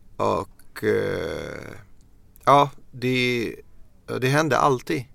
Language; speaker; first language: Swedish; non-native, fluent; Arabic